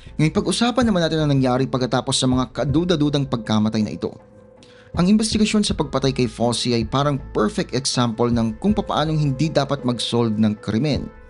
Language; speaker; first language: Filipino; native; Filipino